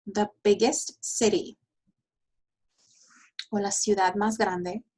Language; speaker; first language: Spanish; early bilingual, heritage; Spanish